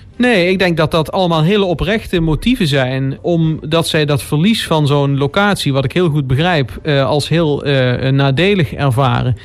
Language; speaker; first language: Dutch; native; Dutch